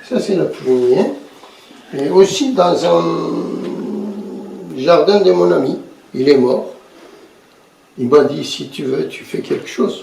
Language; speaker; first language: French; non-native, learner; Turkish